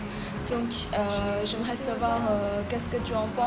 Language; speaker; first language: French; non-native, fluent; Chinese